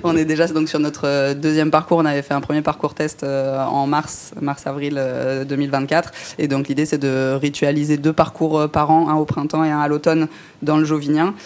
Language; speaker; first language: French; native; French